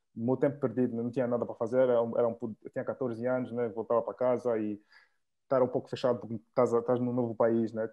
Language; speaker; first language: Portuguese; early bilingual, heritage; Portuguese